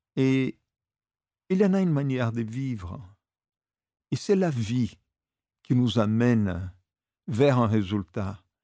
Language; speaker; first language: French; non-native, fluent; Portuguese